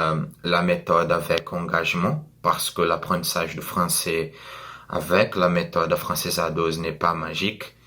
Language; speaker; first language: French; non-native, learner; Portuguese